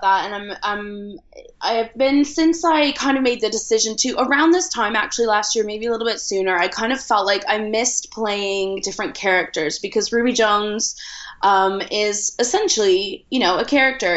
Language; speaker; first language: English; native; English